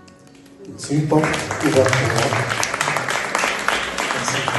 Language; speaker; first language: French; non-native, local second language; Arabic